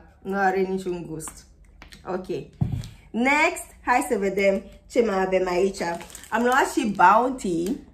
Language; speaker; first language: Romanian; non-native, learner; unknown